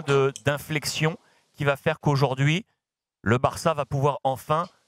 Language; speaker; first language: French; native; French